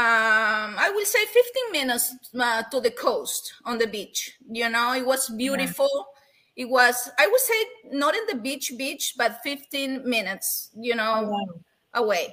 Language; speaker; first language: English; non-native, fluent; Spanish